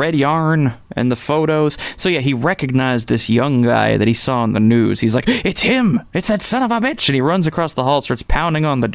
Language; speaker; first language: English; native; English